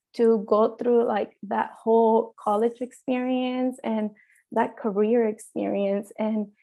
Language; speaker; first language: English; early bilingual, other home language; Spanish